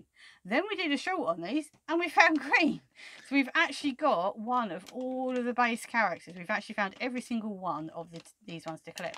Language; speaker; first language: English; native; English